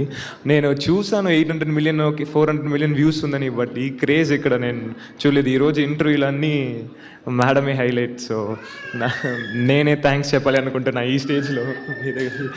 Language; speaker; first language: Telugu; non-native, learner; Tamil